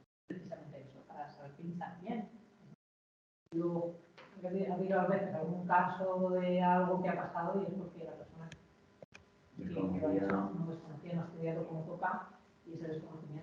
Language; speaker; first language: Spanish; native; Spanish